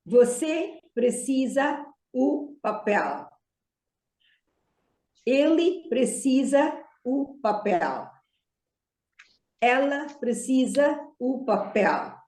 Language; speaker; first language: Portuguese; non-native, fluent; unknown